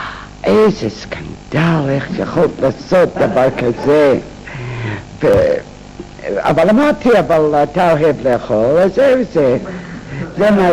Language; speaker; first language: Hebrew; non-native, fluent; English